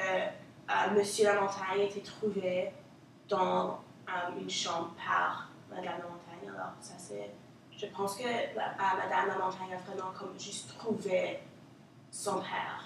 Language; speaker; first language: French; non-native, local second language; English